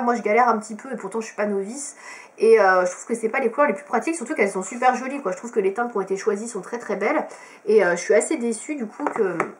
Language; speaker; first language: French; native; French